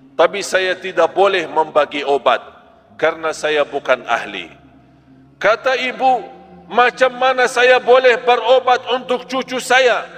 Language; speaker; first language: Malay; non-native, fluent; Arabic